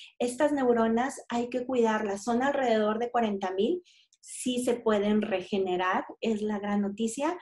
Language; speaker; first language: Spanish; native; Spanish